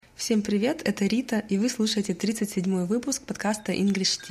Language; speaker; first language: Russian; native; Russian